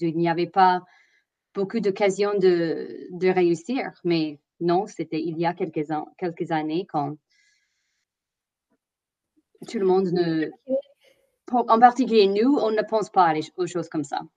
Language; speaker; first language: French; non-native, fluent; English